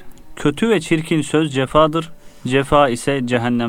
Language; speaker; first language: Turkish; native; Turkish